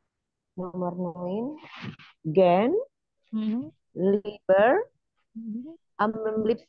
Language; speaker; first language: German; non-native, learner; Indonesian